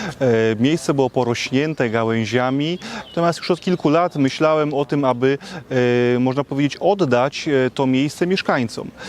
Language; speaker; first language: Polish; native; Polish